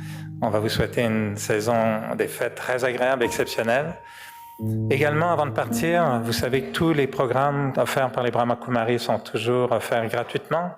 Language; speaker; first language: French; native; French